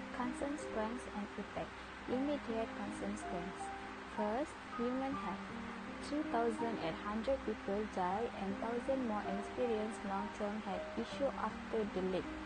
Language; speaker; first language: English; non-native, local second language; Malay